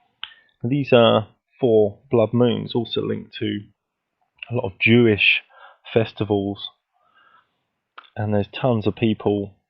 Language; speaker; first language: English; native; English